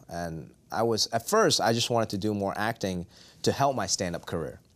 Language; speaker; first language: English; non-native, local second language; Cantonese